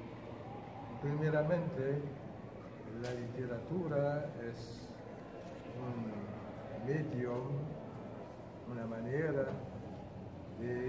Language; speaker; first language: Spanish; non-native, fluent; Haitian Creole